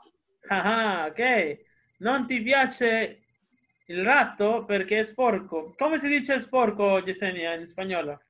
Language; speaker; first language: Italian; non-native, fluent; Spanish